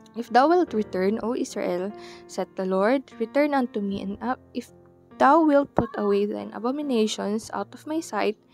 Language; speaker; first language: English; non-native, local second language; Iloko